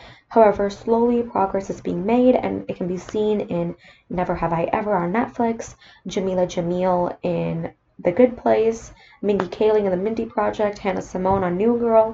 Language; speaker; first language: English; non-native, local second language; Sinhala